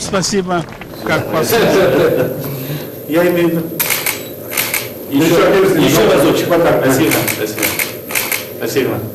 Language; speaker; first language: Russian; non-native, local second language; Turkmen